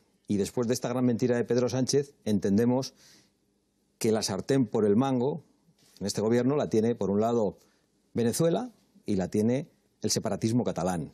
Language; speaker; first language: Spanish; native; Spanish